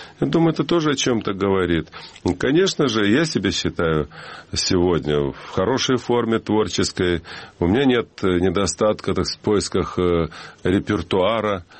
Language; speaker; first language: Russian; native; Russian